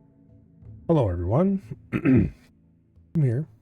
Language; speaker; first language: English; native; English